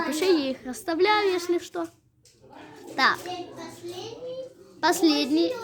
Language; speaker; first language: Russian; native; Russian